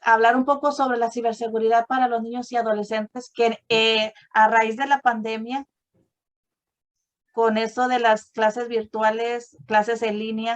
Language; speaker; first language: Spanish; native; Spanish